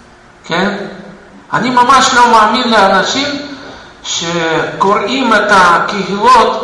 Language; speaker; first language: Hebrew; non-native, fluent; Russian